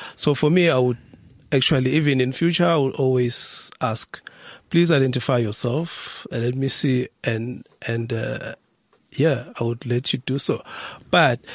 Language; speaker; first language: English; non-native, local second language; Zulu